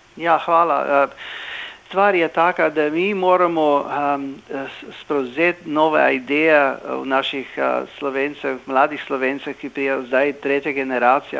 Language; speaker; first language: Slovenian; early bilingual, heritage; Slovenian